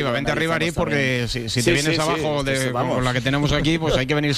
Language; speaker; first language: Spanish; native; Spanish